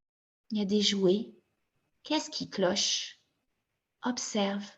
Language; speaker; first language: French; native; French